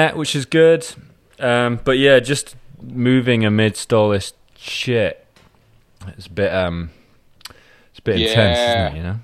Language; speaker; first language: English; native; English